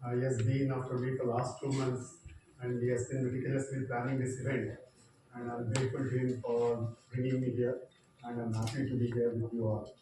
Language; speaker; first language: English; non-native, local second language; Kannada